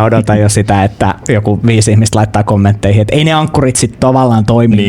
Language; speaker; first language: Finnish; native; Finnish